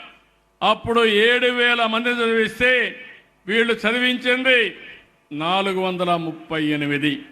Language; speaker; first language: Telugu; native; Telugu